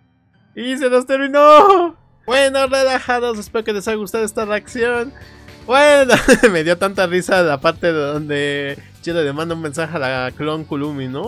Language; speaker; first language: Spanish; native; Spanish